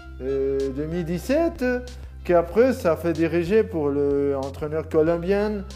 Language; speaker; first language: French; non-native, learner; Spanish